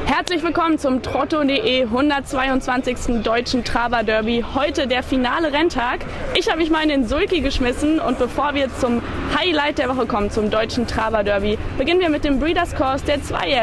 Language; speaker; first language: German; native; German